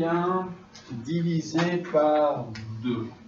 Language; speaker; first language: French; non-native, fluent; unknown